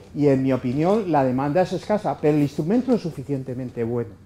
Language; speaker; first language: Spanish; native; Spanish